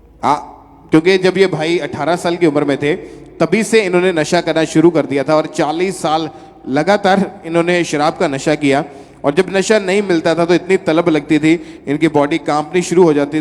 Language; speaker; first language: Hindi; native; Hindi